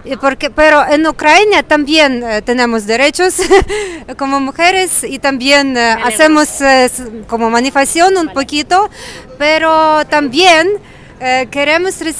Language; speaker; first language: Spanish; non-native, learner; Ukrainian